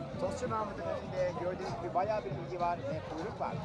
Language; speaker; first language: Turkish; native; Turkish